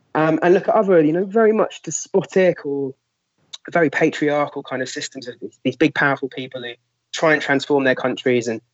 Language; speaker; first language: English; native; English